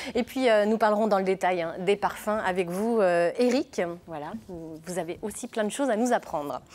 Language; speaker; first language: French; native; French